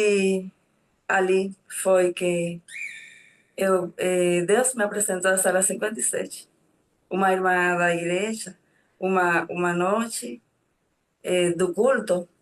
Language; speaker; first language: Portuguese; non-native, fluent; Spanish